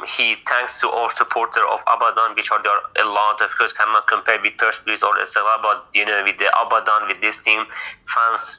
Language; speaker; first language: English; non-native, fluent; Persian